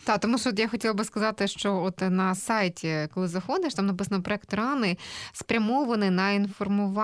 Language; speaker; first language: Ukrainian; native; Ukrainian